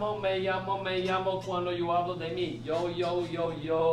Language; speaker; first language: Spanish; non-native, fluent; English